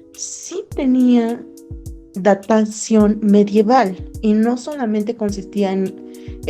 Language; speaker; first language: Spanish; native; Spanish